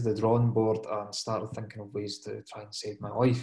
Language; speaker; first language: English; native; English